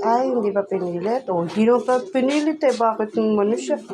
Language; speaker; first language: Filipino; native; Filipino